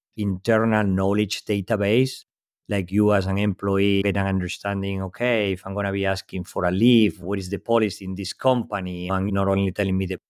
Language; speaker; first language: English; non-native, fluent; Spanish